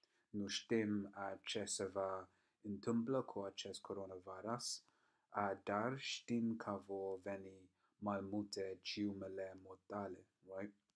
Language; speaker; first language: Romanian; non-native, learner; English